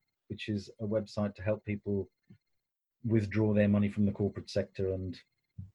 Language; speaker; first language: English; native; English